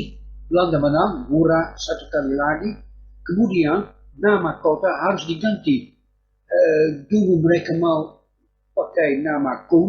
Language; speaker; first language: Indonesian; non-native, fluent; Dutch